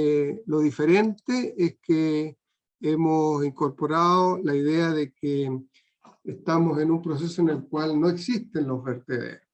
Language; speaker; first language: Spanish; non-native, fluent; Portuguese